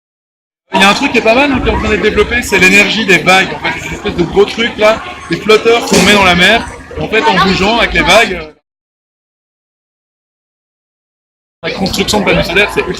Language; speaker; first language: French; native; French